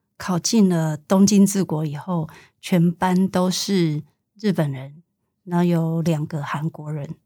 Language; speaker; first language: Chinese; native; Chinese